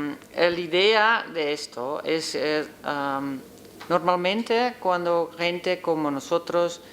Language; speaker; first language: Spanish; non-native, learner; Dutch